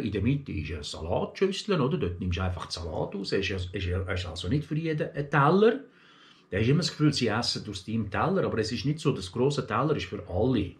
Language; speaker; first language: German; early bilingual, other home language; Turkish